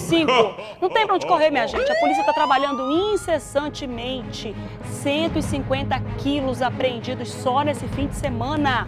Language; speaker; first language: Portuguese; native; Portuguese